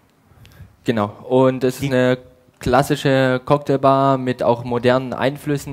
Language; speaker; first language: German; native; German